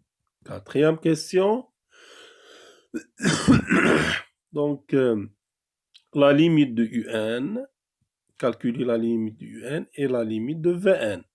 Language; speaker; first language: French; non-native, local second language; Arabic